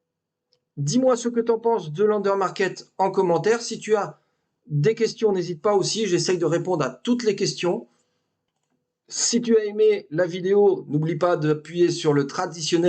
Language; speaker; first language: French; native; French